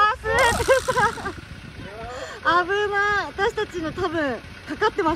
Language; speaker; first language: Japanese; native; Japanese